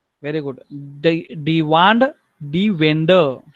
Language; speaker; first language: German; non-native, fluent; Marathi